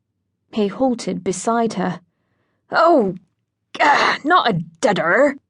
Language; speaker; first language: English; native; English